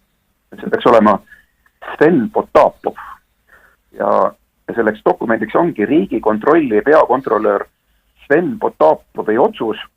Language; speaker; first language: Estonian; native; Estonian